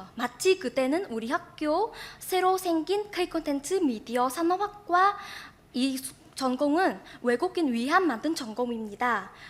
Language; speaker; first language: Korean; non-native, fluent; Vietnamese